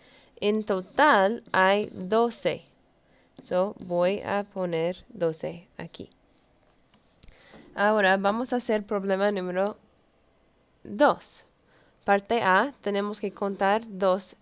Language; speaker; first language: Spanish; early bilingual, heritage; Spanish